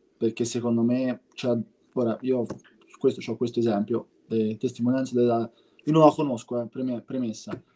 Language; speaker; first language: Italian; native; Italian